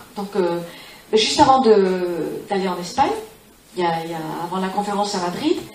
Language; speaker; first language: French; non-native, fluent; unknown